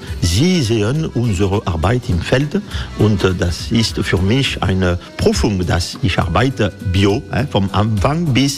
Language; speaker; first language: German; non-native, learner; French